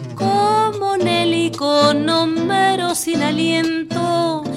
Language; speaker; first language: Spanish; native; Spanish